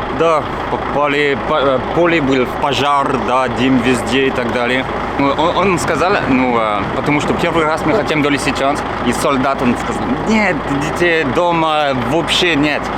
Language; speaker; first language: Russian; non-native, learner; French